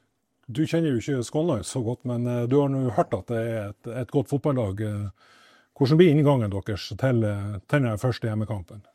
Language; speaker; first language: Norwegian; native; Norwegian